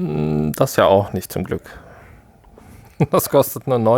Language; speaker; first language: German; native; German